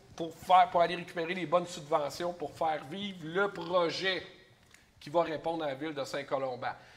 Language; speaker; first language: French; native; French